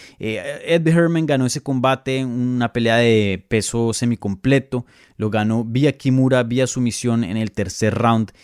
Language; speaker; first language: Spanish; native; Spanish